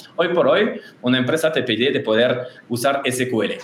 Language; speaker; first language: Spanish; non-native, fluent; French